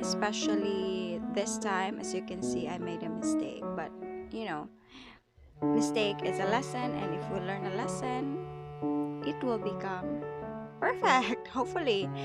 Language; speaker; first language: English; non-native, local second language; Filipino